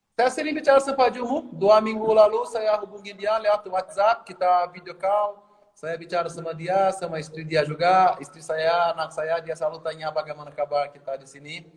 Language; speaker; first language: Indonesian; non-native, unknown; Portuguese